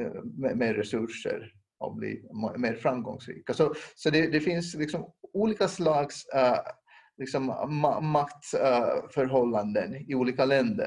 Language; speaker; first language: Swedish; non-native, local second language; Finnish